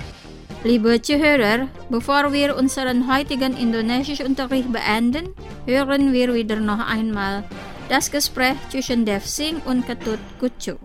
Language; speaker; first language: German; non-native, fluent; Indonesian